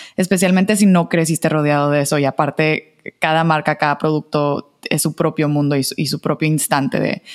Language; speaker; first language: Spanish; native; Spanish